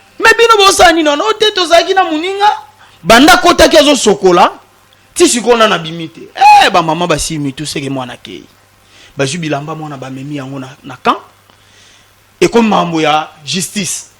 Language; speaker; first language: Lingala; non-native, local second language; Kongo